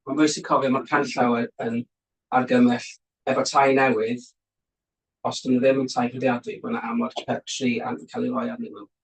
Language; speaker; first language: Welsh; native; Welsh